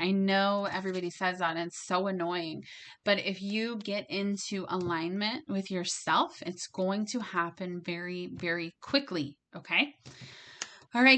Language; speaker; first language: English; native; English